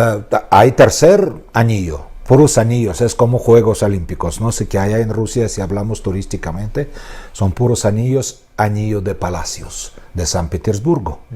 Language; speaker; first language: Spanish; non-native, fluent; Russian